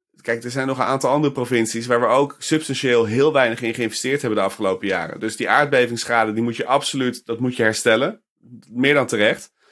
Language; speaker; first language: Dutch; native; Dutch